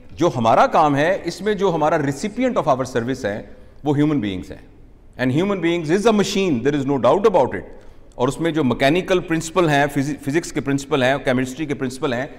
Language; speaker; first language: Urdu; non-native, local second language; Punjabi